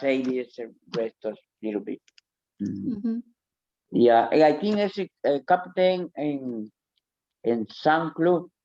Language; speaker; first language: English; non-native, learner; Spanish